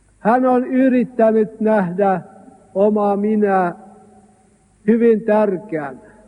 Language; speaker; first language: Finnish; non-native, local second language; Swedish